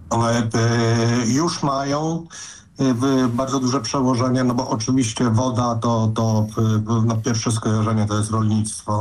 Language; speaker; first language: Polish; native; Polish